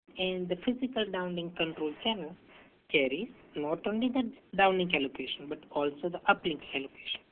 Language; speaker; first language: English; non-native, local second language; Hindi